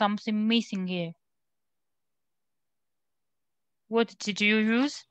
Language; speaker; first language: English; non-native, learner; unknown